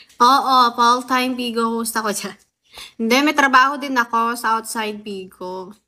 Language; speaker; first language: Filipino; non-native, local second language; Waray